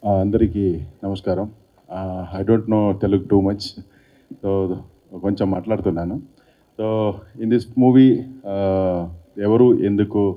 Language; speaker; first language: Telugu; non-native, learner; Kannada